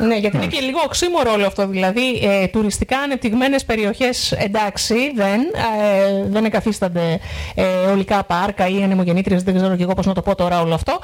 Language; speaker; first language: Greek; native; Greek